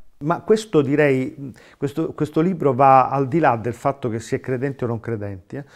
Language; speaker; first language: Italian; native; Italian